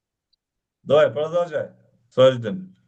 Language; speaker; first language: Russian; non-native, local second language; Uzbek